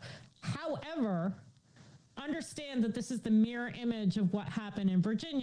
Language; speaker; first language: English; native; English